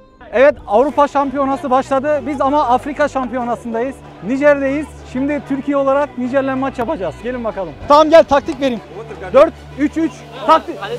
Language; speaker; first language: Turkish; native; Turkish